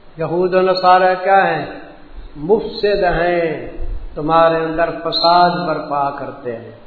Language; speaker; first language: Urdu; non-native, local second language; Punjabi